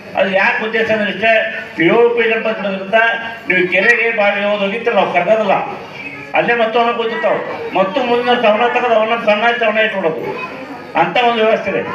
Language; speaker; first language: Kannada; native; Kannada